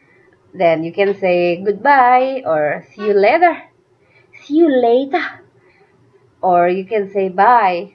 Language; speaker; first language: English; non-native, fluent; Indonesian